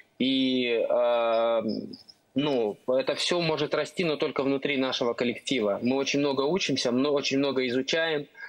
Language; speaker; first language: Russian; native; Russian